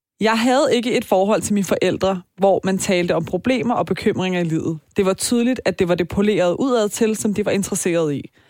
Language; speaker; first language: Danish; early bilingual, other home language; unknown